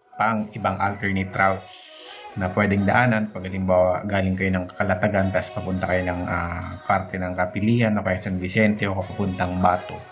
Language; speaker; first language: Filipino; non-native, local second language; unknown